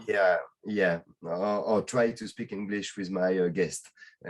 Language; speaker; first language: English; non-native, learner; French